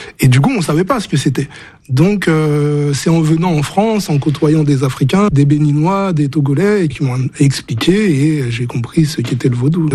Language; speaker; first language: French; early bilingual, other home language; Haitian Creole